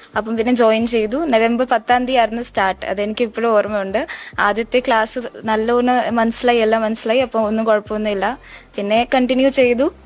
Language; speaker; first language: Malayalam; early bilingual, heritage; Malayalam